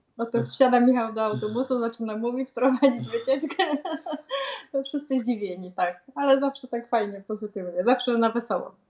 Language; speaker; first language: Polish; native; Polish